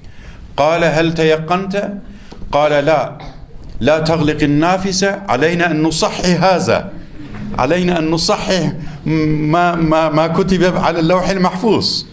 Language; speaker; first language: Arabic; non-native, fluent; Turkish